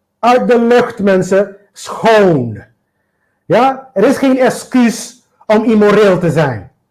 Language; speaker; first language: Dutch; non-native, local second language; Papiamento